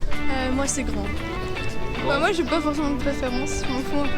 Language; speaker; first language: French; native; French